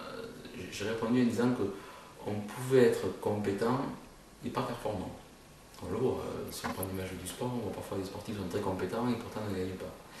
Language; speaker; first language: French; native; French